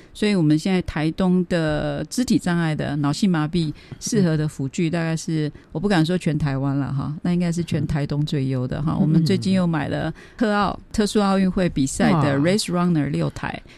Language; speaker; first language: Chinese; native; Chinese